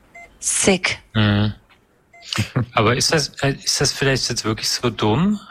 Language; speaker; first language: German; native; German